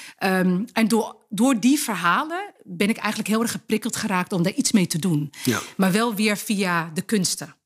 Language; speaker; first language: Dutch; early bilingual, other home language; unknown